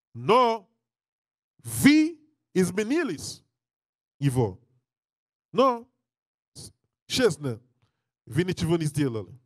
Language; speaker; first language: Russian; non-native, learner; English